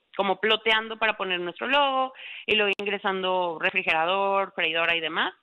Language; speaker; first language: Spanish; native; Spanish